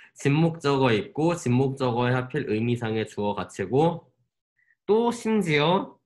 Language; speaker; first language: Korean; native; Korean